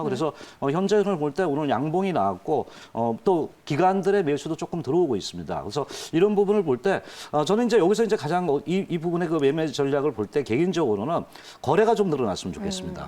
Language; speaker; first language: Korean; native; Korean